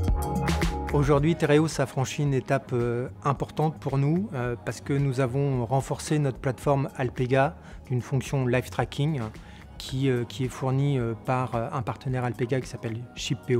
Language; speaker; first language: French; native; French